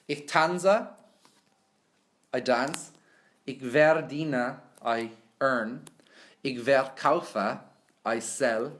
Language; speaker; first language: German; non-native, fluent; English